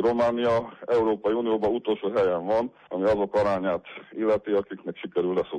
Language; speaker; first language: Hungarian; native; Hungarian